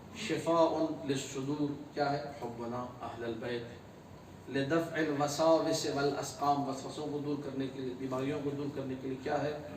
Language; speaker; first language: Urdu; native; Urdu